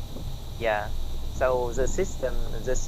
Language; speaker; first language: English; non-native, learner; Vietnamese